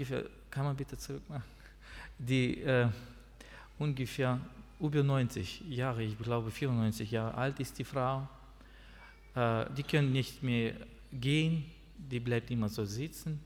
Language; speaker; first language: German; non-native, learner; Russian